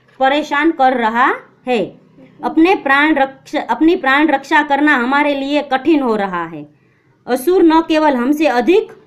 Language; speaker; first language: Hindi; non-native, local second language; Gujarati